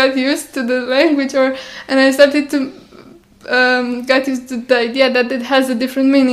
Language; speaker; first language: English; non-native, fluent; Romanian